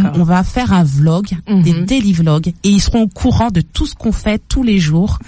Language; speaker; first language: French; native; French